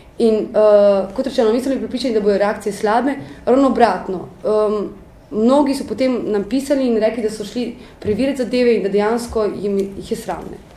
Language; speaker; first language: Slovenian; native; Slovenian